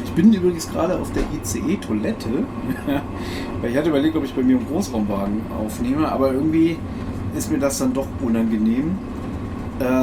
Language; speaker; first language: German; native; German